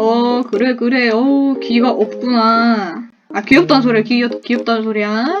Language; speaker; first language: Korean; native; Korean